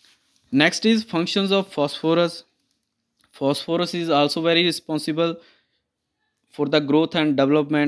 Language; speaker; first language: English; non-native, local second language; Punjabi